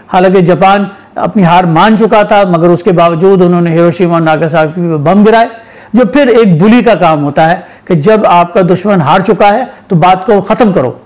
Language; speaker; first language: Urdu; native; Urdu